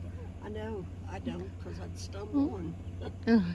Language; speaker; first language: English; native; English